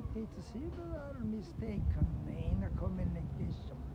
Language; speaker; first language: English; non-native, learner; Japanese